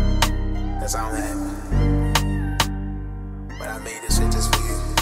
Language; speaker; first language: English; native; English